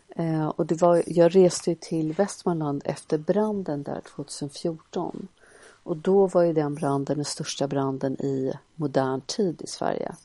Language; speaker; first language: Swedish; native; Swedish